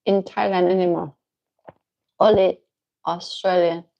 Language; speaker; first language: English; non-native, learner; Thai